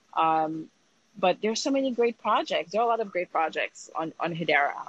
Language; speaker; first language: English; early bilingual, other home language; Haitian Creole